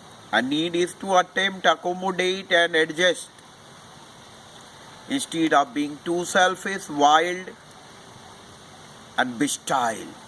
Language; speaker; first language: English; non-native, local second language; Hindi